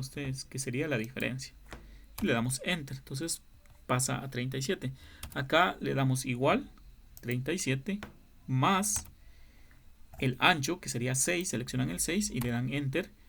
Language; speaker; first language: Spanish; native; Spanish